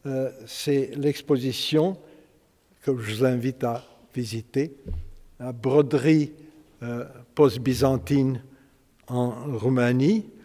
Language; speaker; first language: French; non-native, fluent; Romanian